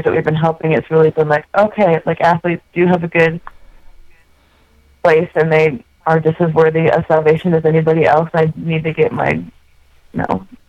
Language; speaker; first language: English; native; English